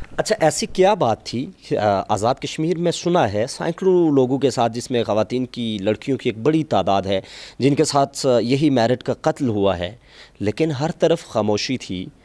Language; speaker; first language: Urdu; non-native, local second language; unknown